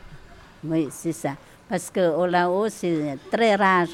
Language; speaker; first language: French; non-native, learner; Lao